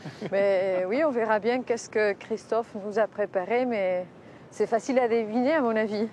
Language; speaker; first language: French; early bilingual, heritage; Spanish